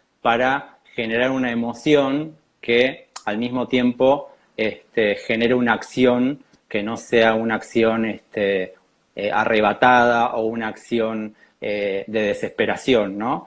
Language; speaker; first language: Spanish; native; Spanish